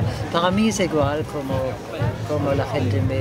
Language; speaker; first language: Spanish; non-native, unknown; German